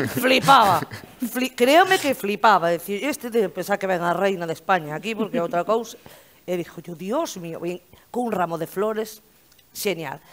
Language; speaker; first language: Galician; native; Galician